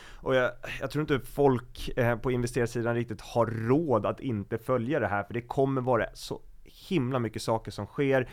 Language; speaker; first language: Swedish; native; Swedish